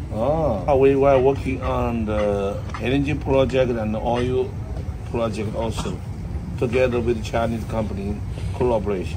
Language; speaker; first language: English; non-native, learner; Chinese